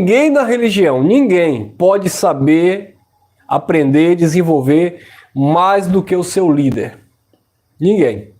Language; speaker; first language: Portuguese; native; Portuguese